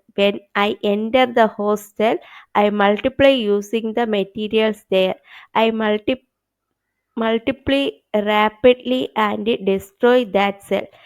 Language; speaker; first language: English; non-native, local second language; Malayalam